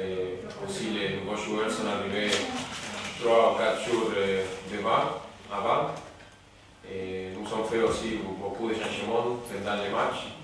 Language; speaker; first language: French; non-native, learner; Spanish